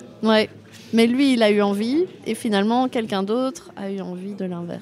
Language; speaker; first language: French; native; French